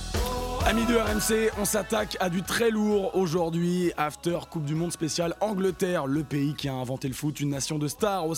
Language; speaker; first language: French; native; French